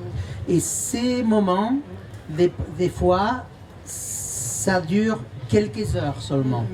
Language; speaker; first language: French; non-native, fluent; Spanish